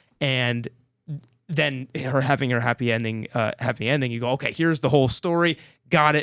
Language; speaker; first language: English; native; English